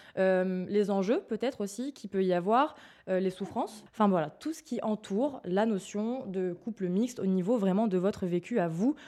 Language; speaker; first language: French; native; French